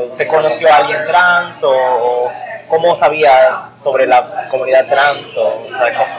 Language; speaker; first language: Spanish; early bilingual, heritage; English